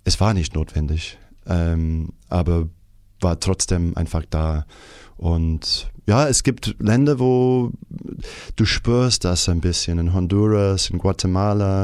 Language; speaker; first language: German; non-native, fluent; English